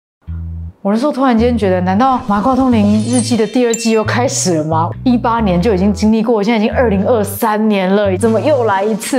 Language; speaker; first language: Chinese; native; Chinese